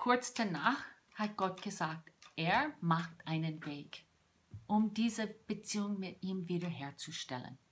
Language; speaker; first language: German; non-native, fluent; English